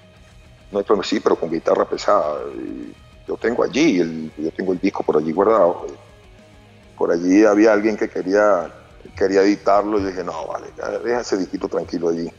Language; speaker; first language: Spanish; native; Spanish